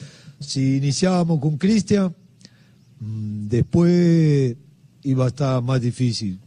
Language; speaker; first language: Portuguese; non-native, learner; Spanish